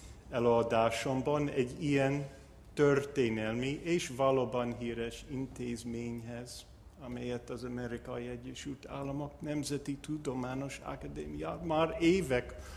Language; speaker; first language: Hungarian; non-native, learner; English